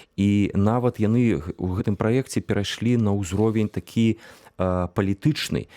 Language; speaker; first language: Belarusian; non-native, local second language; Russian